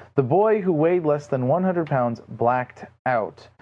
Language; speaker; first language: English; native; English